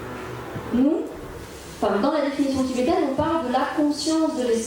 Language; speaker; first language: French; native; French